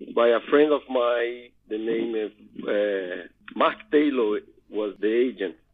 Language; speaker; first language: English; non-native, learner; Portuguese